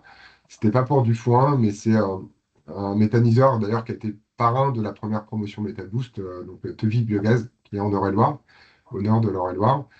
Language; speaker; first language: French; native; French